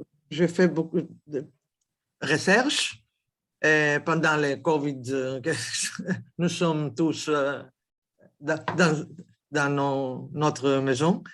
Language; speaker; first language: French; non-native, learner; Greek